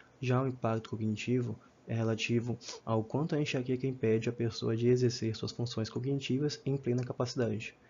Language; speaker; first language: Portuguese; native; Portuguese